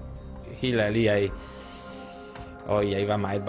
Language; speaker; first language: Danish; non-native, fluent; Polish